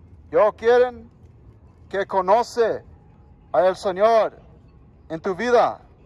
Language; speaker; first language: Spanish; non-native, learner; English